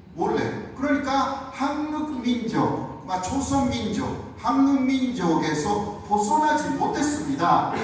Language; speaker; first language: Korean; non-native, fluent; Japanese